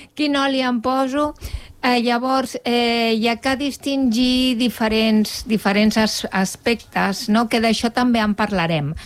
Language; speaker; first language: Catalan; non-native, local second language; Spanish